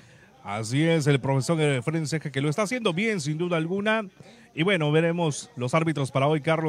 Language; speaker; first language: Spanish; native; Spanish